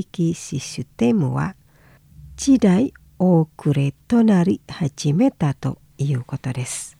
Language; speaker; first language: Japanese; non-native, fluent; Indonesian